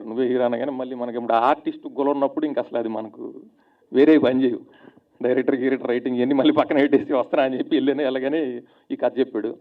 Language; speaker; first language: Telugu; native; Telugu